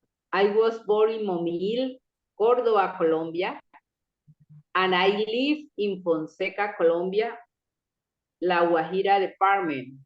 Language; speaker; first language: English; non-native, local second language; Spanish